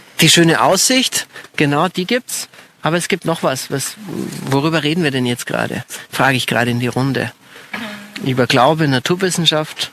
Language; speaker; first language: German; native; German